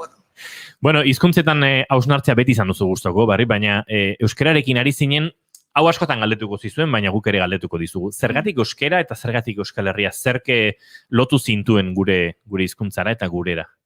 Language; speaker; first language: Basque; native; Basque